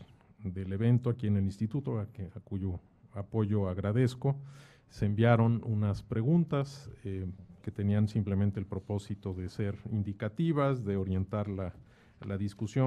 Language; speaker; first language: Spanish; native; Spanish